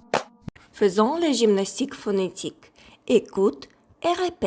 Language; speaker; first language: French; non-native, fluent; Ukrainian